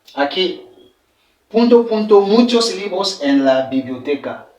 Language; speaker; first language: Spanish; non-native, fluent; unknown